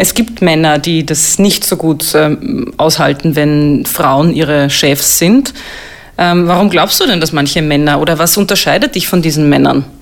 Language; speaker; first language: German; native; German